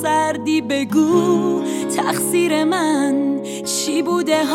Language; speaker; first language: Persian; non-native, local second language; Armenian